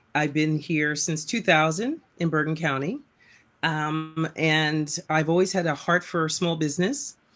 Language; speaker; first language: English; native; English